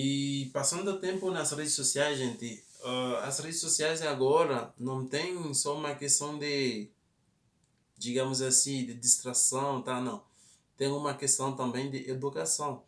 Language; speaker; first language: Portuguese; non-native, fluent; Haitian Creole